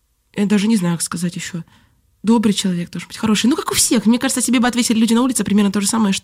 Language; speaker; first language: Russian; native; Russian